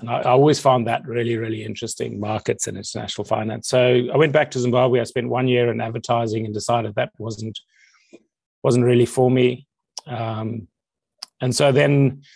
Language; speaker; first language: English; native; English